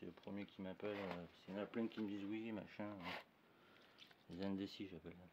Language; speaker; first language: French; native; French